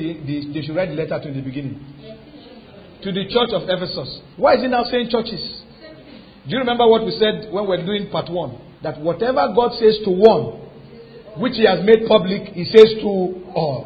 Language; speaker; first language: English; non-native, local second language; Yoruba